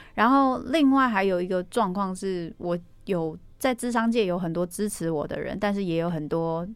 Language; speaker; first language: Chinese; native; Chinese